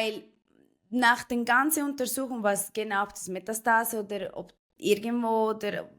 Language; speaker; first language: German; non-native, fluent; Spanish